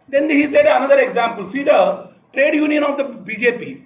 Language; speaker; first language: English; non-native, local second language; Telugu